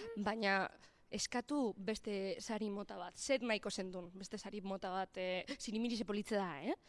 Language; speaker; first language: Basque; native; Basque